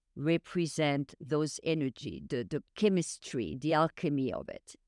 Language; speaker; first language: English; non-native, fluent; French